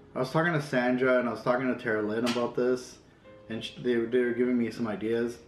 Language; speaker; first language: English; native; English